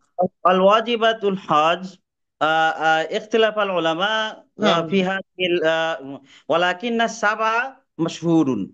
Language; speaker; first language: Arabic; non-native, learner; Bangla